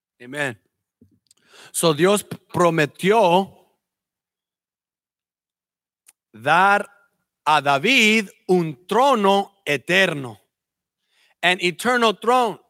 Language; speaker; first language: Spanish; early bilingual, heritage; Spanish